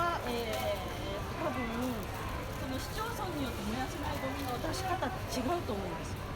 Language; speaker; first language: Japanese; native; Japanese